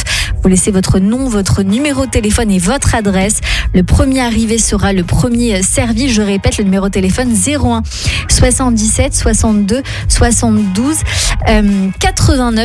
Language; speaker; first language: French; native; French